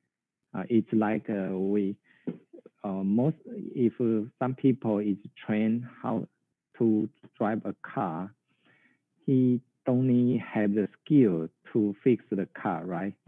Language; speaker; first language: English; non-native, fluent; Chinese